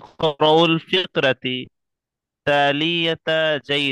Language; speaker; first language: Arabic; non-native, learner; Bangla